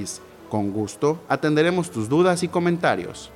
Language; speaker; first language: Spanish; native; Spanish